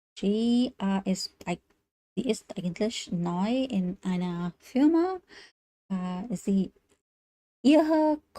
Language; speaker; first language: German; non-native, learner; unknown